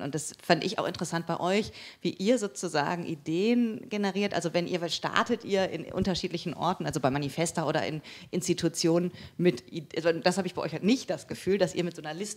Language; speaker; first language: German; native; German